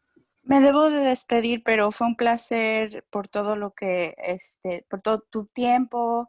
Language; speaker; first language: Spanish; early bilingual, heritage; Spanish